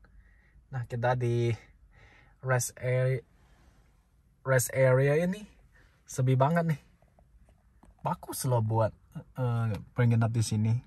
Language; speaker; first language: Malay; non-native, learner; Chinese